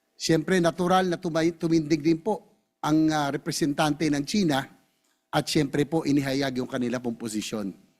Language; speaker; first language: Filipino; native; Filipino